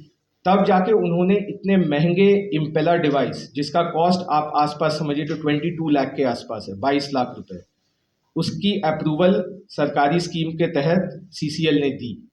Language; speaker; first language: Hindi; native; Hindi